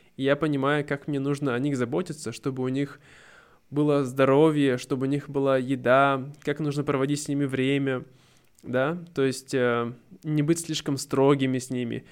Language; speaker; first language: Russian; native; Russian